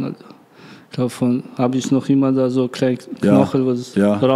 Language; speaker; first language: German; non-native, learner; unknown